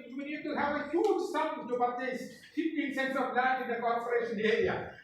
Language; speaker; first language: English; non-native, local second language; Malayalam